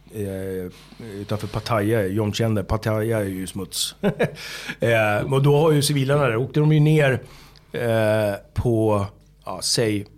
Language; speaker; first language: Swedish; native; Swedish